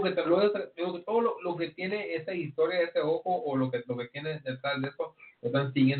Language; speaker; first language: Spanish; early bilingual, heritage; Spanish